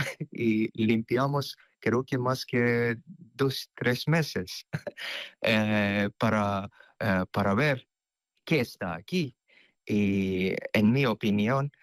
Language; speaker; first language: Spanish; non-native, fluent; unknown